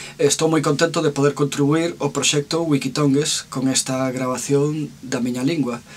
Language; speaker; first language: Galician; non-native, local second language; Spanish